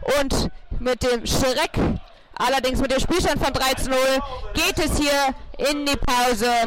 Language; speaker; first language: German; native; German